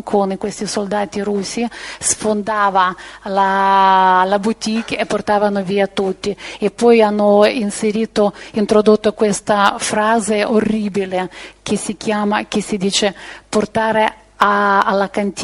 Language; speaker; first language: Italian; non-native, fluent; Ukrainian